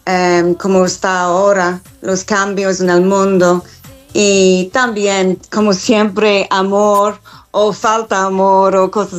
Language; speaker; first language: Spanish; non-native, fluent; English